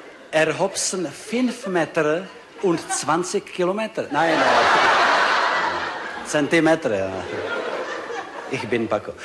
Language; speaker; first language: German; non-native, learner; Czech